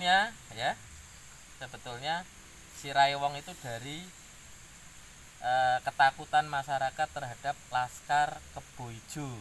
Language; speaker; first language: Indonesian; native; Indonesian